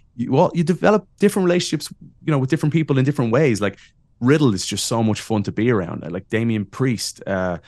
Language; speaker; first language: English; native; English